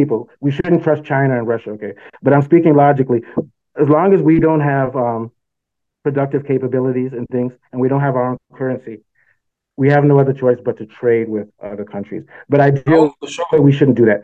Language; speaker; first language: English; non-native, local second language; Yoruba